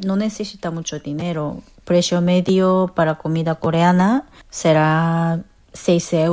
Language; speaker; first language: Spanish; non-native, fluent; Korean